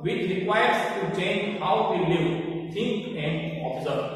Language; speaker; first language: English; non-native, local second language; Gujarati